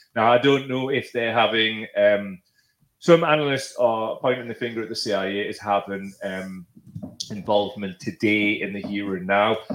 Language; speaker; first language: English; native; English